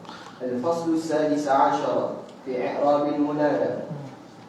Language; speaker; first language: Arabic; non-native, learner; Malay